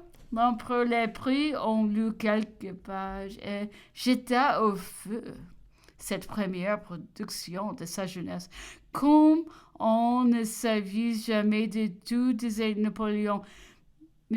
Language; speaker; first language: French; non-native, learner; English